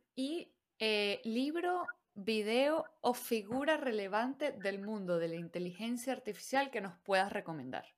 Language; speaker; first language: Spanish; native; Spanish